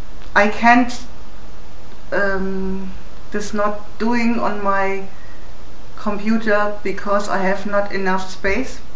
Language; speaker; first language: English; non-native, learner; German